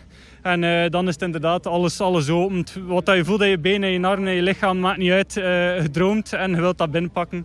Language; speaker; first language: Dutch; native; Dutch